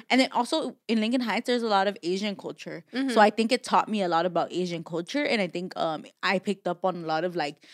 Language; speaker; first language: English; early bilingual, other home language; Spanish